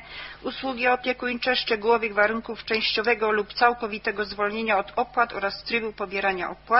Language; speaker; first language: Polish; native; Polish